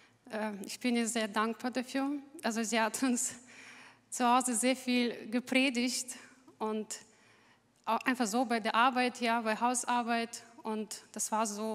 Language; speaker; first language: German; non-native, fluent; Russian